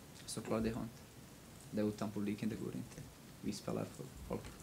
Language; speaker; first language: Swedish; non-native, local second language; Kurdish